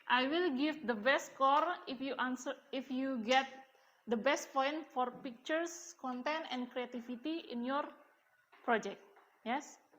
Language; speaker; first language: English; non-native, learner; Indonesian